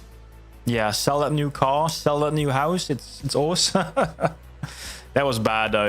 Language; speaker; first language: English; non-native, fluent; Dutch